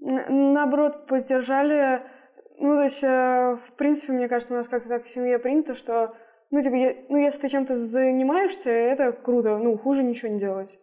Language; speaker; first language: Russian; native; Russian